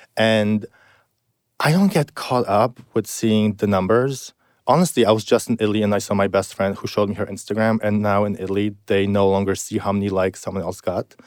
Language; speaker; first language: English; non-native, fluent; Polish